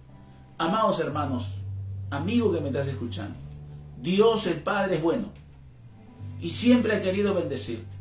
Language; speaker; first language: Spanish; native; Spanish